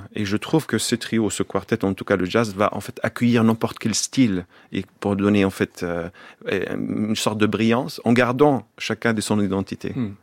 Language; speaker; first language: French; non-native, fluent; Arabic